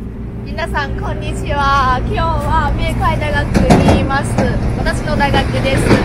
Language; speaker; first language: Japanese; non-native, learner; Vietnamese